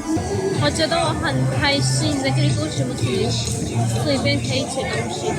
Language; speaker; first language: Chinese; non-native, learner; Urdu